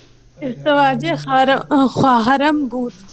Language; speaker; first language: Persian; non-native, learner; Urdu